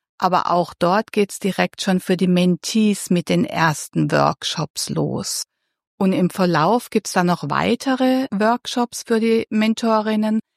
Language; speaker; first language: German; native; German